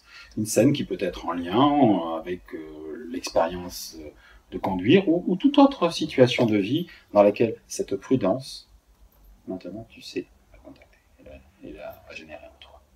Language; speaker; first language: French; native; French